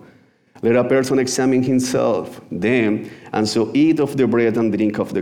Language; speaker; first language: English; non-native, fluent; Spanish